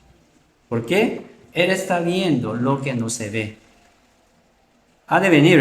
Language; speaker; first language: Spanish; non-native, learner; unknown